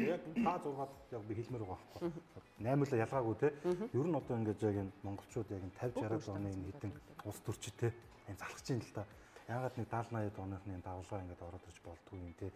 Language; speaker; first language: Mongolian; native; Mongolian